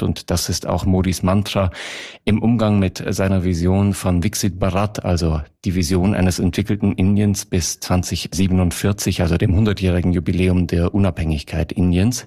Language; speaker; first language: German; native; German